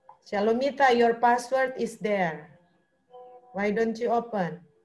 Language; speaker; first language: English; non-native, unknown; Indonesian